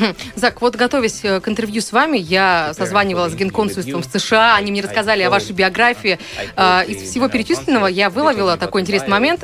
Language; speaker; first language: Russian; native; Russian